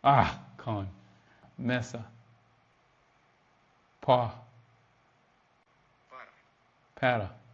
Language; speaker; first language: Spanish; non-native, learner; English